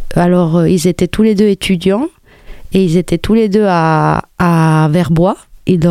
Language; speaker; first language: French; non-native, fluent; Spanish